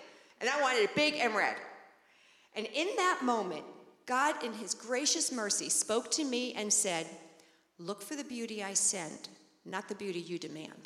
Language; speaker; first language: English; native; English